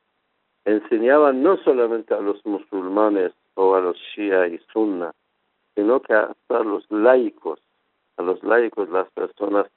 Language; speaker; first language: Spanish; non-native, fluent; Persian